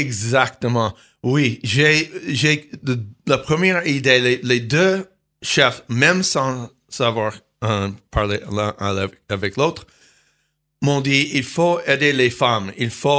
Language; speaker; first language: French; non-native, fluent; English